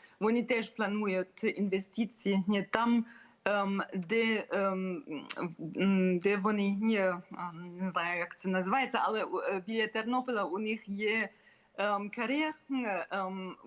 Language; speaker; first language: Ukrainian; non-native, fluent; German